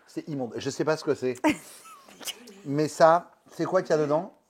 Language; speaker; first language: French; native; French